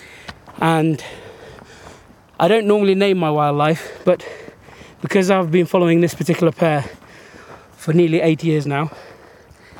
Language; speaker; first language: English; early bilingual, other home language; Arabic